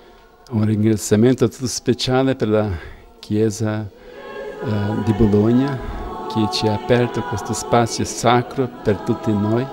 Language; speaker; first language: Italian; non-native, fluent; Ukrainian